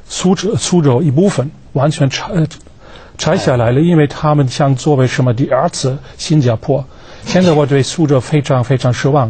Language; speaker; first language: Chinese; non-native, fluent; German